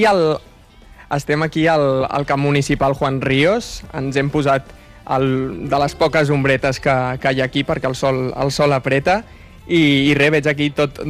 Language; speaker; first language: Catalan; native; Catalan